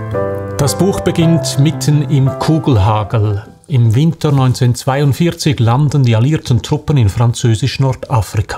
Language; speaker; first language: German; native; German